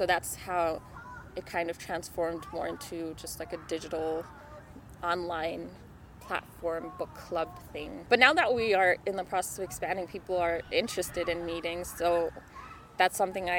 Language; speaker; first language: English; non-native, local second language; Shona